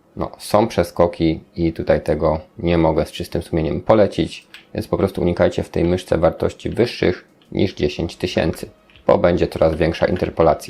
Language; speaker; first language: Polish; native; Polish